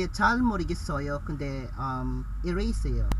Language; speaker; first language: Korean; non-native, learner; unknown